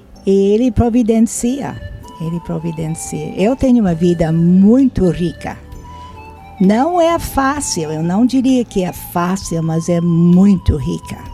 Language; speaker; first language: Portuguese; non-native, fluent; English